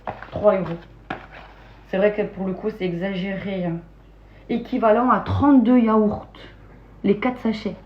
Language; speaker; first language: French; native; French